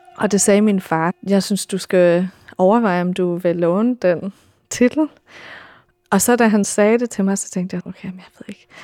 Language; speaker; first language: Danish; early bilingual, heritage; Danish